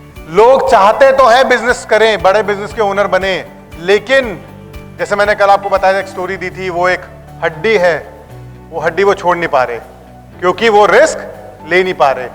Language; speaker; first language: Hindi; native; Hindi